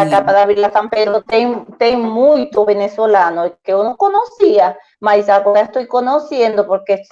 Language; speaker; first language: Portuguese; non-native, learner; Spanish